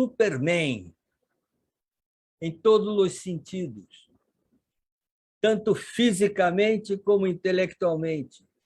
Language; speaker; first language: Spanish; non-native, learner; Portuguese